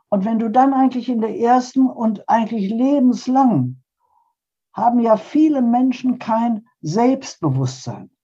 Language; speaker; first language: German; early bilingual, other home language; Polish